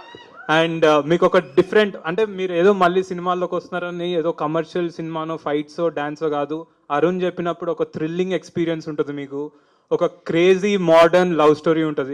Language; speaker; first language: Telugu; native; Telugu